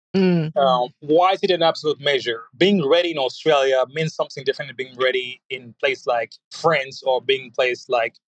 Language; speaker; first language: English; non-native, fluent; French